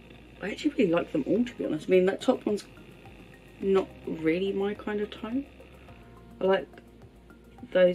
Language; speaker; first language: English; native; English